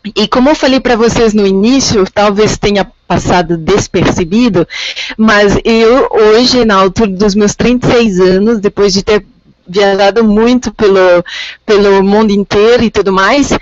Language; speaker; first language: Portuguese; non-native, fluent; French